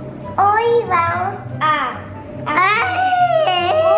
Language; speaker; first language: Spanish; early bilingual, heritage; Spanish